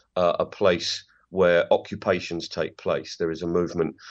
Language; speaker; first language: English; native; English